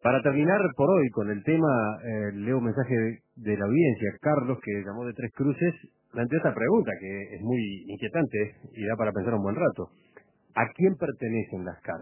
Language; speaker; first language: Spanish; native; Spanish